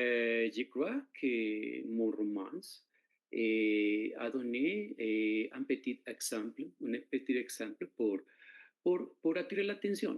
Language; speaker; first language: French; non-native, fluent; Spanish